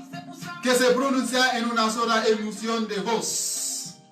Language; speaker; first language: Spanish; non-native, learner; Haitian Creole